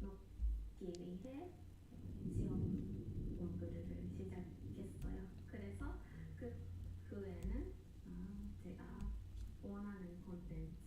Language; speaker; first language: Korean; non-native, fluent; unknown